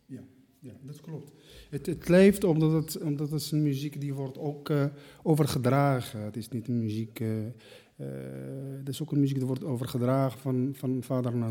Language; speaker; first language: Dutch; non-native, fluent; Arabic